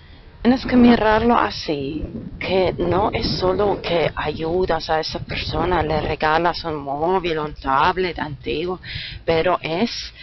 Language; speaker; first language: Spanish; non-native, fluent; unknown